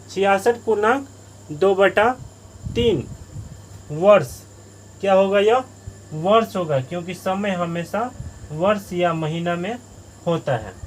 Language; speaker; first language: Hindi; native; Hindi